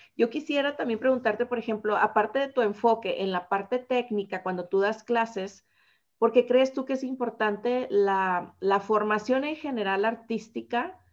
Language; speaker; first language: Spanish; native; Spanish